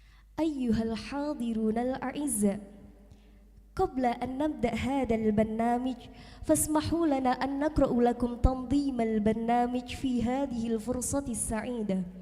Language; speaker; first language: Arabic; non-native, learner; Indonesian